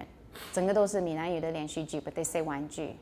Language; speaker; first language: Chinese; non-native, fluent; English